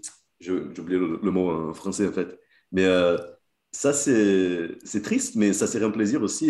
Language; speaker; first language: French; non-native, fluent; Portuguese